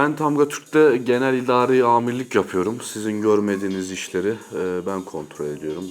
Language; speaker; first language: Turkish; native; Turkish